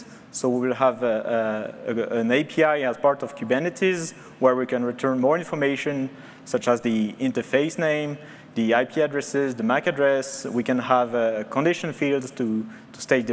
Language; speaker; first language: English; non-native, fluent; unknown